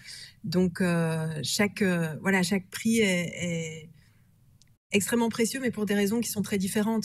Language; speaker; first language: French; native; French